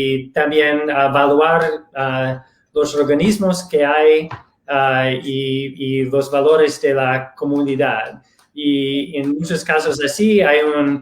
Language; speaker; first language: Spanish; non-native, fluent; English